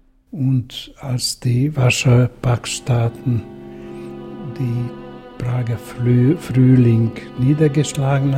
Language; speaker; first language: German; non-native, fluent; Hungarian